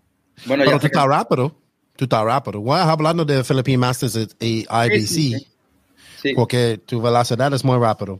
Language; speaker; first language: Spanish; non-native, learner; English